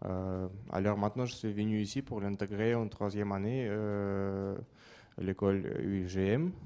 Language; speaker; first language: French; non-native, fluent; Russian